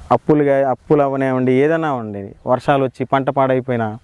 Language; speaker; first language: Telugu; native; Telugu